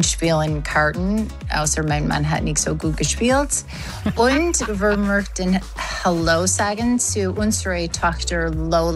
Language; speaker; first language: German; non-native, learner; English